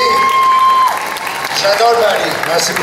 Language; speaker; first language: French; non-native, local second language; English